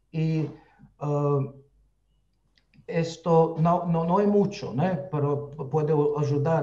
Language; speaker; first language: Spanish; non-native, fluent; Slovenian